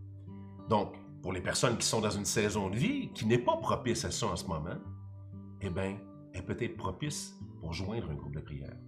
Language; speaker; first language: French; native; French